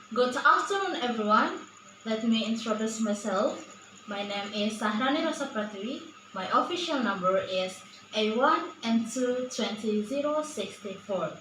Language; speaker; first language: English; non-native, learner; Indonesian